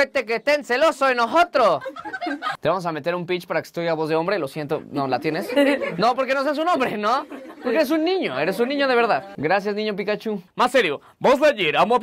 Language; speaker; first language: Spanish; native; Spanish